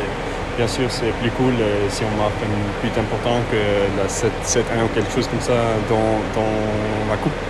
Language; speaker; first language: French; non-native, learner; German